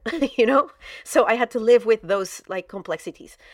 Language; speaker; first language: English; non-native, fluent; Spanish